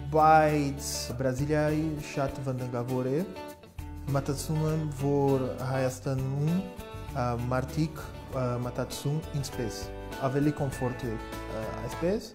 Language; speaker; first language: Armenian; non-native, learner; Portuguese